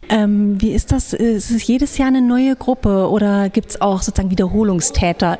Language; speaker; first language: German; native; German